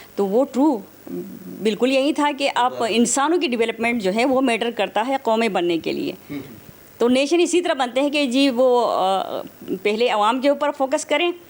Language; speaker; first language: Urdu; non-native, local second language; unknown